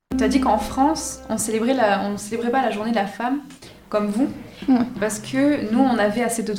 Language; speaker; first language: French; native; French